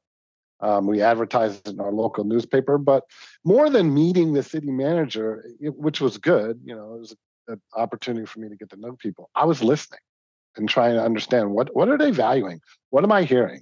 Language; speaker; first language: English; native; English